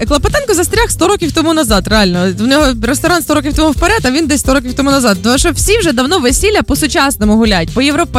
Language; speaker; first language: Ukrainian; native; Ukrainian